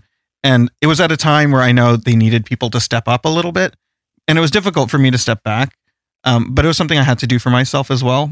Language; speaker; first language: English; early bilingual, other home language; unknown